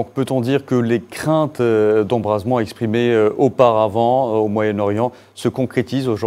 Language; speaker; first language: French; non-native, local second language; Arabic